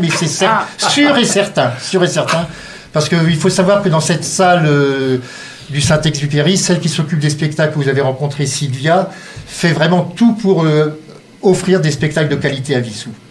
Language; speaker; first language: French; native; French